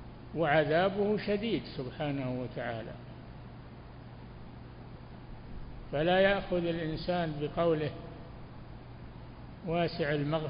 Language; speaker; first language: Arabic; native; Arabic